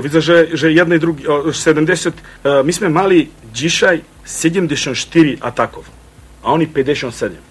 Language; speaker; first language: Polish; non-native, fluent; Croatian